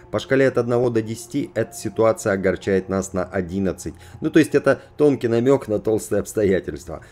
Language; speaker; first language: Russian; native; Russian